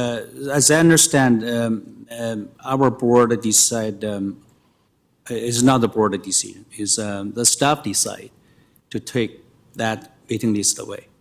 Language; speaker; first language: English; non-native, fluent; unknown